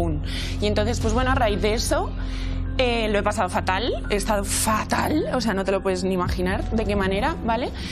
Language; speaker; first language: Spanish; native; Spanish